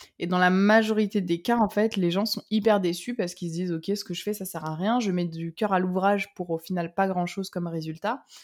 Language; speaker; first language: French; native; French